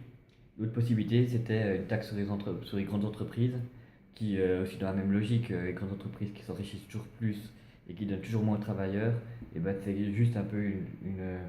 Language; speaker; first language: French; native; French